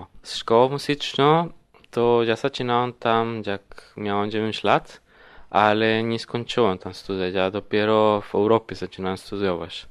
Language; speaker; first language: Polish; non-native, learner; Spanish